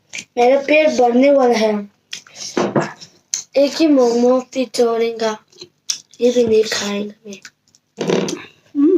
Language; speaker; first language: Hindi; non-native, local second language; Tibetan